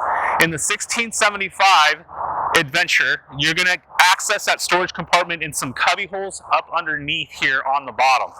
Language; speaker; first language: English; native; English